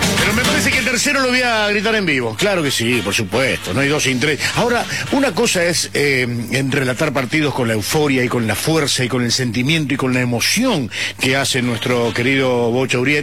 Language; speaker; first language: Spanish; native; Spanish